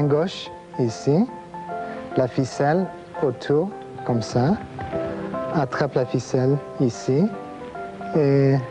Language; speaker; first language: French; non-native, fluent; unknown